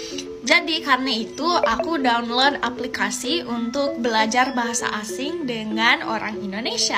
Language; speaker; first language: Indonesian; non-native, fluent; English